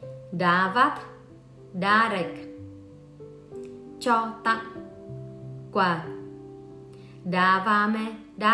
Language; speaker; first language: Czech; non-native, fluent; Vietnamese